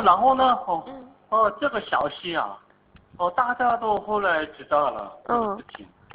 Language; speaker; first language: Chinese; non-native, fluent; Korean